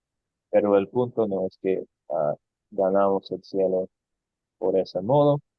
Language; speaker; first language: Spanish; non-native, fluent; English